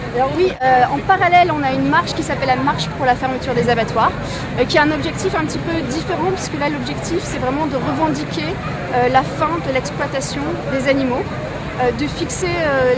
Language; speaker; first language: French; native; French